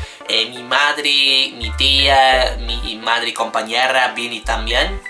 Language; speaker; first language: Spanish; non-native, learner; English